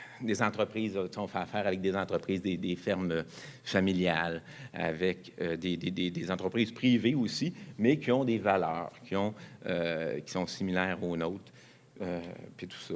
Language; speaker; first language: French; native; French